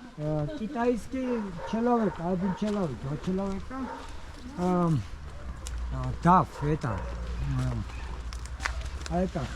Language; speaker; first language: Russian; non-native, learner; Georgian